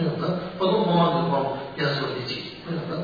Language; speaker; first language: Russian; non-native, learner; Tibetan